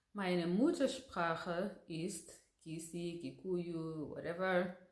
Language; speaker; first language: German; non-native, learner; Gusii